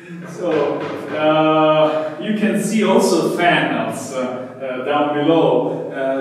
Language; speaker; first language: English; non-native, fluent; Italian